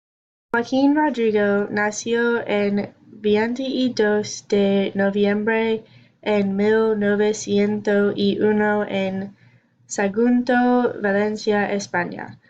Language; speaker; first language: Spanish; non-native, learner; English